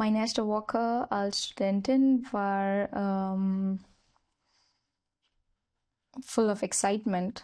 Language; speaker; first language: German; non-native, learner; Marathi